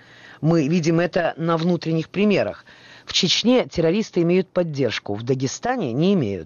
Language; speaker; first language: Russian; native; Russian